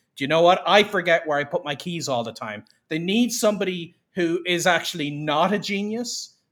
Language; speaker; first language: English; native; English